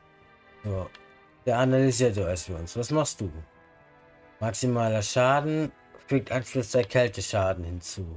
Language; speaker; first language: German; native; German